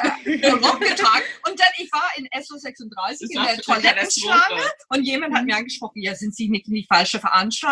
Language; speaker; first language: German; non-native, fluent; English